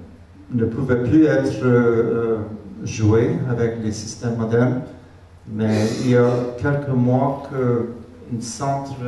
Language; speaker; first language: French; non-native, fluent; Hungarian